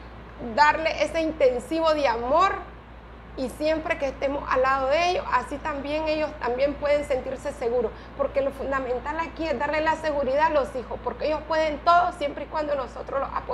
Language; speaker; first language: Spanish; native; Spanish